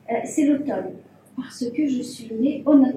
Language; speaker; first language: French; non-native, fluent; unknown